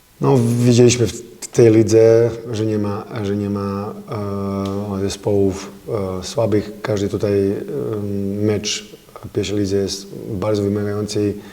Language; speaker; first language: Polish; non-native, fluent; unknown